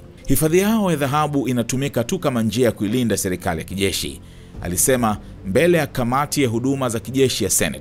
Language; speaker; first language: Swahili; native; Swahili